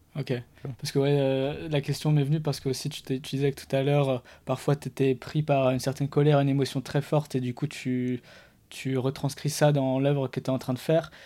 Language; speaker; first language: French; native; French